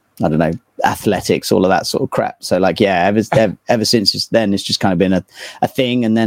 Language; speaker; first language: English; native; English